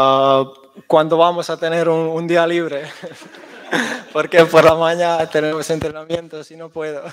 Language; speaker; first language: Spanish; non-native, fluent; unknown